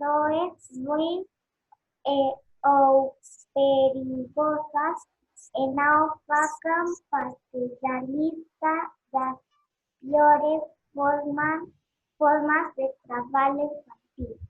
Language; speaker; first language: Portuguese; non-native, learner; Spanish